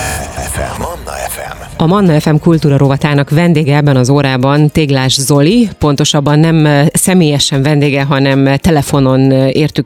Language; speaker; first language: Hungarian; native; Hungarian